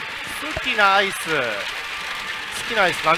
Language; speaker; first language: Japanese; native; Japanese